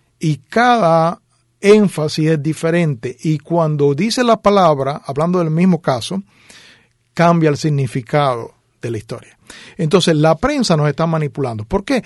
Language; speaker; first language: Spanish; native; Spanish